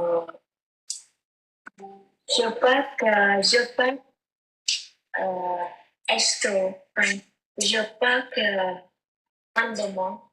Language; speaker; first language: French; non-native, learner; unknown